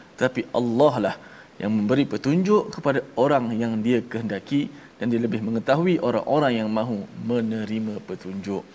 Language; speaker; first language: Malay; native; Malay